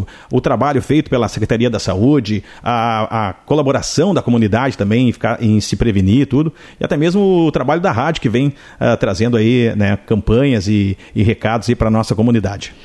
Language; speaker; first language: Portuguese; native; Portuguese